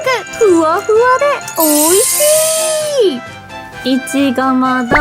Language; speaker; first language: Japanese; native; Japanese